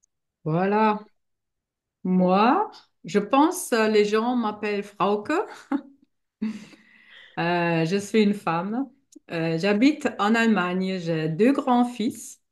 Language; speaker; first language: French; non-native, fluent; German